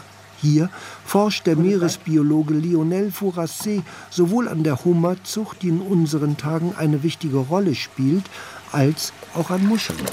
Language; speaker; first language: German; native; German